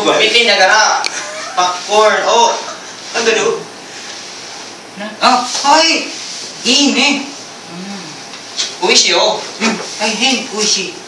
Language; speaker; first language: Japanese; non-native, learner; Filipino